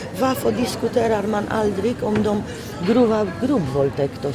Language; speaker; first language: Swedish; non-native, fluent; Polish